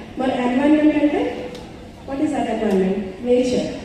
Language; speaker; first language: English; non-native, local second language; Telugu